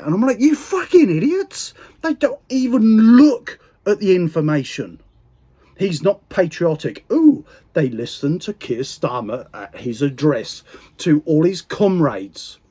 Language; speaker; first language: English; native; English